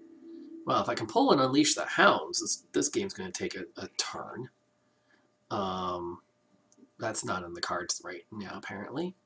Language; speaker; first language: English; native; English